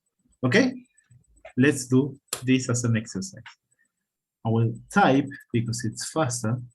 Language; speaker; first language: English; non-native, fluent; Spanish